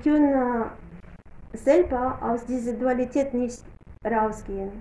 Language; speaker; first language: German; non-native, fluent; Russian